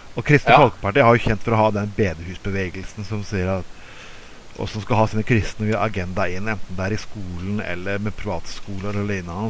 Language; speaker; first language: Norwegian; native; Norwegian